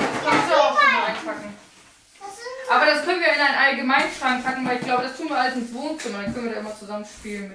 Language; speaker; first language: German; native; German